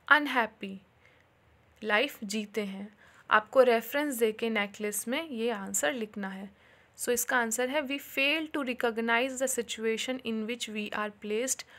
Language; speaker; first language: Hindi; native; Hindi